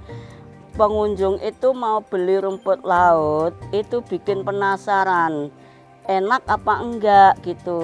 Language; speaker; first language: Indonesian; non-native, local second language; Javanese